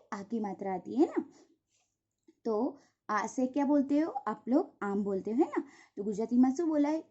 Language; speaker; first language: Hindi; non-native, local second language; Gujarati